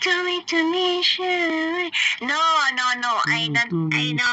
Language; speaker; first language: English; non-native, local second language; Filipino